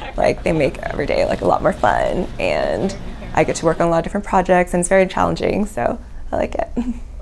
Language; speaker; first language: English; native; English